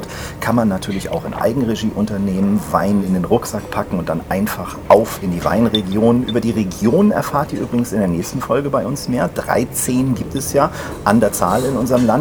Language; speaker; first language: German; native; German